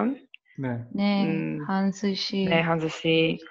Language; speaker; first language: Korean; non-native, learner; Spanish